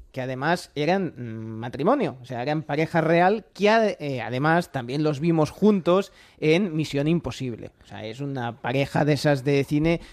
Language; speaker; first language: Spanish; non-native, fluent; English